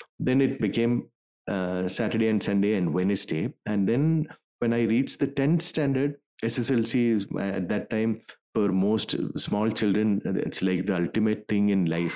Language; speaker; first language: English; non-native, local second language; Malayalam